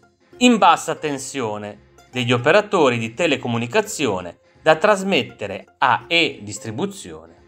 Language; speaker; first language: Italian; native; Italian